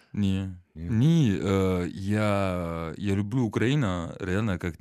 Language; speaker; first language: Ukrainian; non-native, learner; French